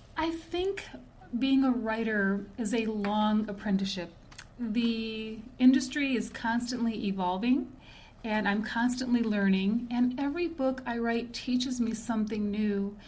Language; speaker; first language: English; native; English